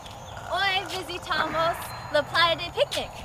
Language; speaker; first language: Spanish; non-native, learner; English